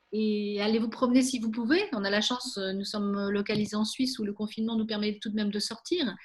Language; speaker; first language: French; native; French